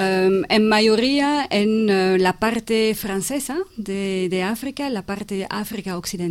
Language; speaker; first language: Spanish; non-native, fluent; French